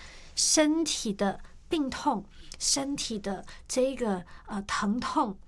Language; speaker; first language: Chinese; native; Chinese